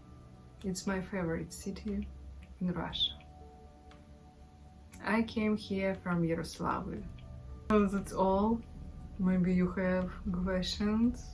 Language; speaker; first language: English; non-native, learner; Russian